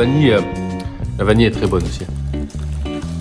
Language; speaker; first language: French; native; French